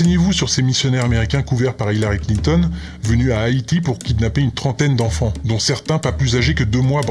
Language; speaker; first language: French; native; French